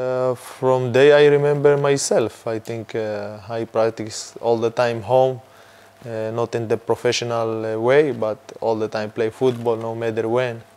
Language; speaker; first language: English; non-native, fluent; Hebrew